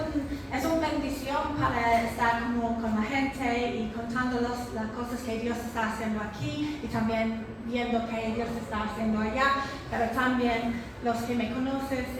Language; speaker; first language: Spanish; non-native, learner; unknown